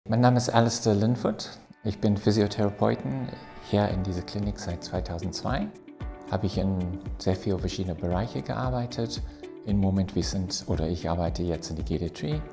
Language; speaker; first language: German; non-native, fluent; English